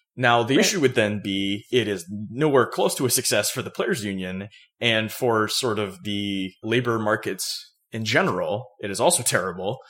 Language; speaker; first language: English; native; English